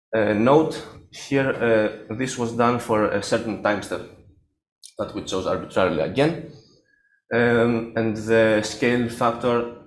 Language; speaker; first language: English; non-native, fluent; Greek